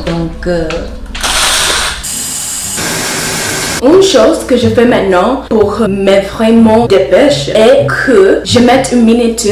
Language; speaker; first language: French; non-native, learner; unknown